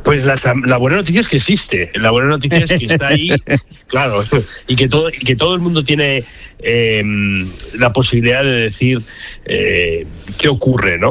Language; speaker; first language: Spanish; native; Spanish